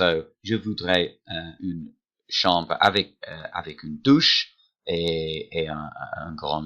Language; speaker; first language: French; non-native, fluent; English